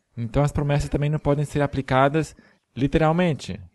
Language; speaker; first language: Portuguese; non-native, fluent; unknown